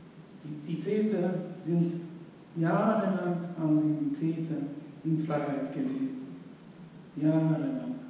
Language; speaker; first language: German; non-native, fluent; Polish